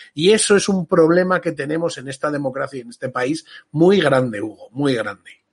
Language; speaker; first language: Spanish; native; Spanish